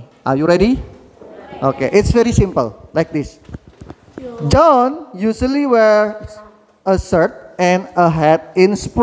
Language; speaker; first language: English; non-native, fluent; Indonesian